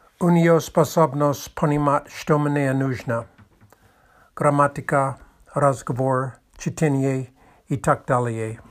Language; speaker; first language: Russian; non-native, learner; English